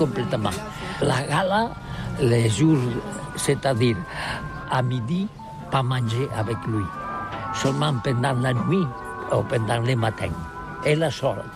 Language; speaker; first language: French; non-native, learner; Catalan